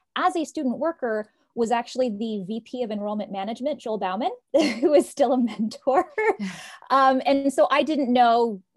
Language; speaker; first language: English; early bilingual, other home language; Portuguese